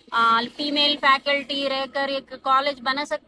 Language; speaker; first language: Hindi; non-native, local second language; Telugu